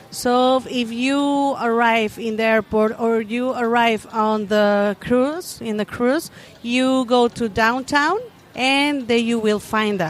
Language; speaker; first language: English; non-native, learner; Spanish